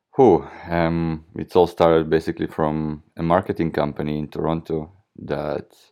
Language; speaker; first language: English; non-native, fluent; Russian